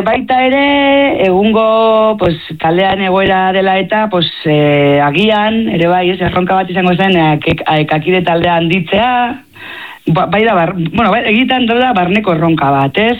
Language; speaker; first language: Basque; native; Basque